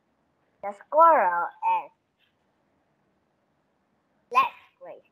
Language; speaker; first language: English; non-native, learner; Korean